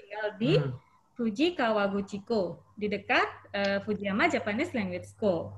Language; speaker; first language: Indonesian; native; Indonesian